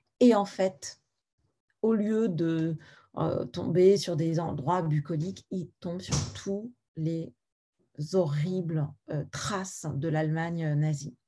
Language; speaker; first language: French; native; French